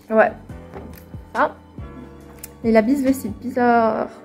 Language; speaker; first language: French; non-native, fluent; Swedish